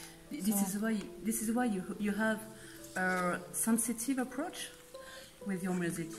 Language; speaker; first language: English; non-native, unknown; French